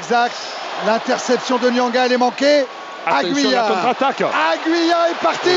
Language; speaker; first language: French; native; French